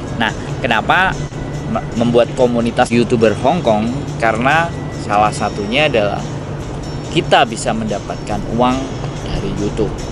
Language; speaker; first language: Indonesian; native; Indonesian